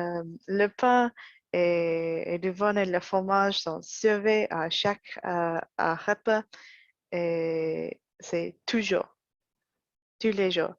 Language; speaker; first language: French; non-native, learner; English